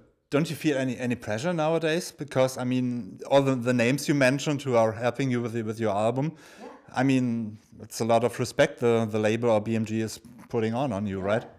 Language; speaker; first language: English; non-native, fluent; German